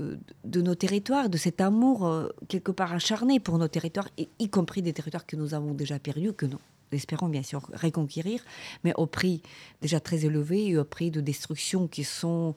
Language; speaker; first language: French; non-native, fluent; Ukrainian